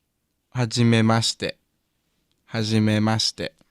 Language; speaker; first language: Japanese; non-native, learner; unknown